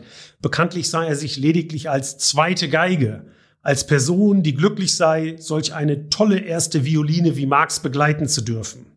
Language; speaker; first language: German; native; German